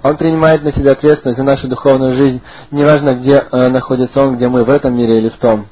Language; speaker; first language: Russian; native; Russian